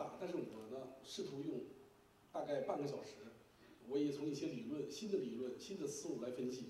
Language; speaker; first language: Chinese; native; Chinese